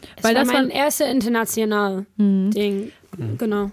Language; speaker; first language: German; non-native, fluent; English